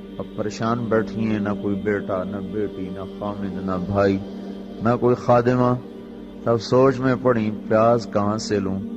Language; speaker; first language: Urdu; non-native, local second language; Punjabi